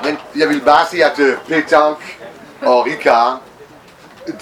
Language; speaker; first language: Danish; non-native, fluent; French